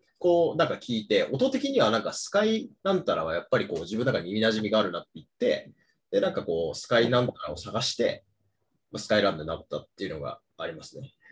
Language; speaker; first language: Japanese; native; Japanese